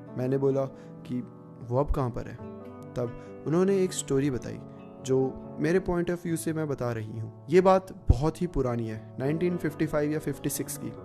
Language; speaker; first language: Hindi; native; Hindi